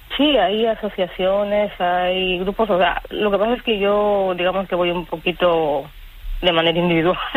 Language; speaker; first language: Spanish; native; Spanish